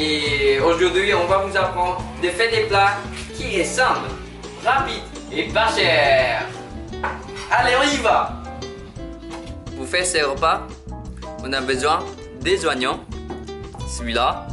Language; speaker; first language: French; non-native, learner; Malay